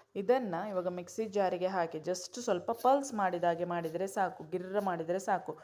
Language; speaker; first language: Kannada; non-native, local second language; Konkani